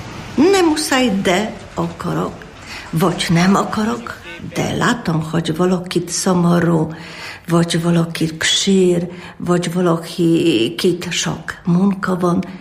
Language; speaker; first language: Hungarian; non-native, learner; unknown